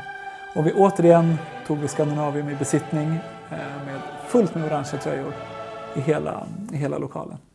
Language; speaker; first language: Swedish; native; Swedish